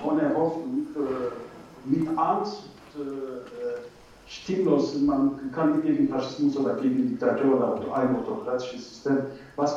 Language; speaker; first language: German; non-native, learner; Turkish